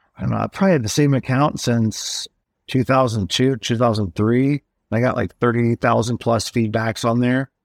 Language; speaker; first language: English; native; English